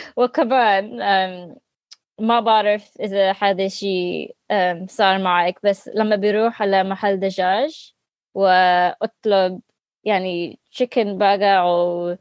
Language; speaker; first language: Arabic; non-native, learner; English